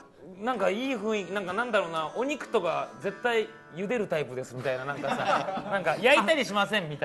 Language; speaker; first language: Japanese; native; Japanese